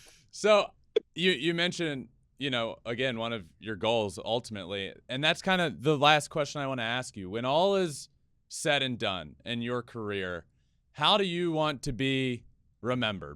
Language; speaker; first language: English; native; English